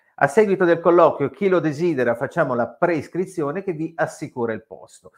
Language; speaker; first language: Italian; native; Italian